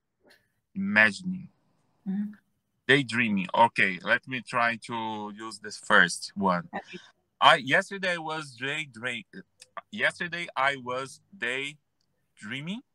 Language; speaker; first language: English; non-native, learner; Portuguese